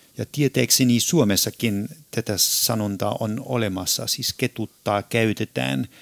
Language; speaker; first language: Finnish; non-native, fluent; German